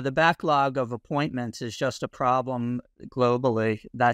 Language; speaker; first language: English; native; English